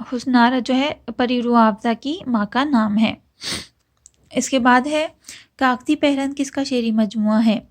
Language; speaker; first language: Urdu; native; Urdu